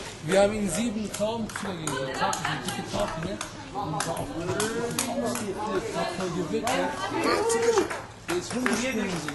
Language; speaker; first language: German; early bilingual, other home language; Turkish